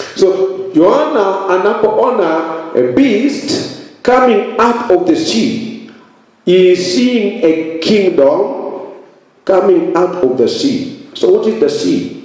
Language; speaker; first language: English; non-native, local second language; Swahili